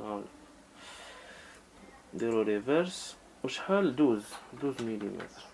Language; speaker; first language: Arabic; native; Arabic